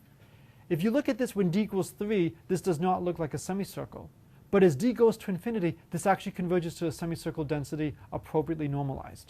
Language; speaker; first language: English; native; English